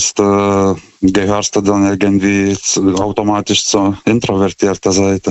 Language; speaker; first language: German; non-native, fluent; Lithuanian